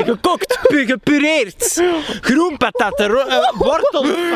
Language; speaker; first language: Dutch; native; Dutch